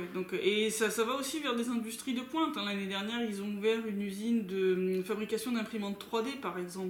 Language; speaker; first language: French; native; French